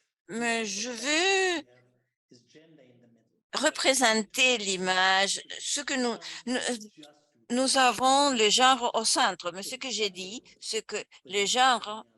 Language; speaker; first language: French; non-native, fluent; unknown